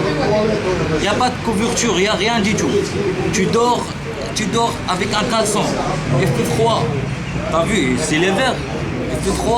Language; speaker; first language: French; non-native, learner; Arabic